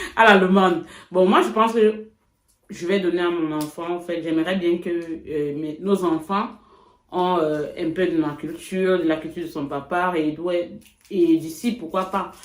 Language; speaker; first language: French; native; French